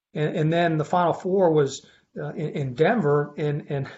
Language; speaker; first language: English; native; English